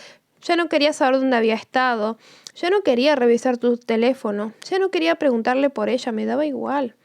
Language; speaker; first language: Spanish; native; Spanish